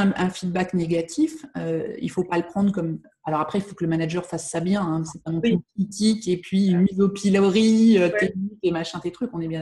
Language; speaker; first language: French; native; French